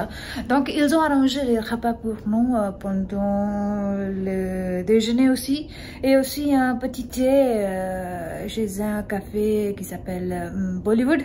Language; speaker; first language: French; non-native, learner; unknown